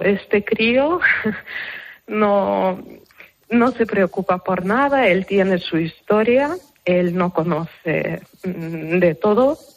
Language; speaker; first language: Spanish; non-native, fluent; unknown